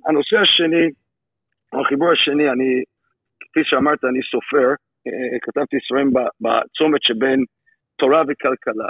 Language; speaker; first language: Hebrew; non-native, fluent; English